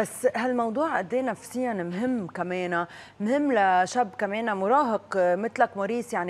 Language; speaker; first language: Arabic; native; Arabic